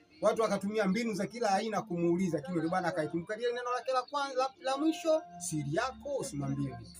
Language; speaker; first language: Swahili; native; Swahili